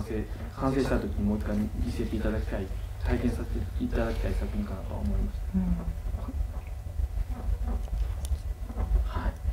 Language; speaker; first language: Japanese; native; Japanese